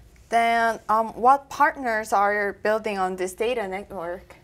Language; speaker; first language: English; non-native, fluent; Korean